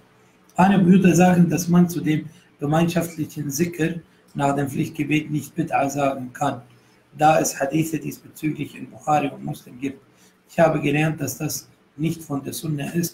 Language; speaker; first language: German; non-native, fluent; Arabic